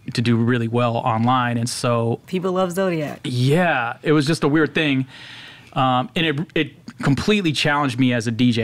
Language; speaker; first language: English; native; English